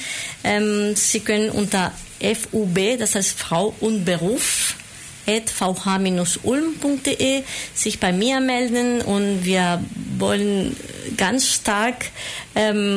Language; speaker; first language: German; non-native, fluent; Spanish